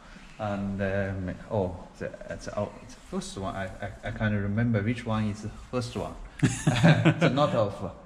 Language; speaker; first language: English; non-native, learner; Chinese